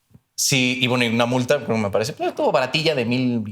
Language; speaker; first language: Spanish; native; Spanish